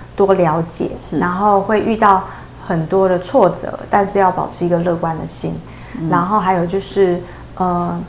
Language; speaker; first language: Chinese; native; Chinese